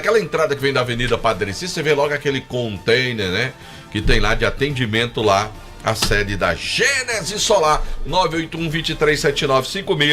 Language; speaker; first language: Portuguese; native; Portuguese